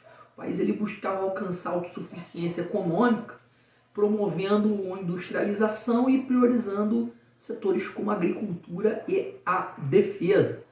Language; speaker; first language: Portuguese; native; Portuguese